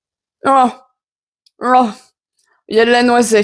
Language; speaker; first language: French; native; French